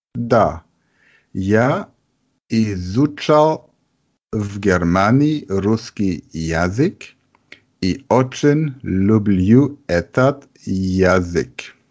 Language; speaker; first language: Russian; non-native, learner; German